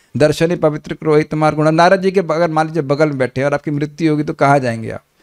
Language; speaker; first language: Hindi; native; Hindi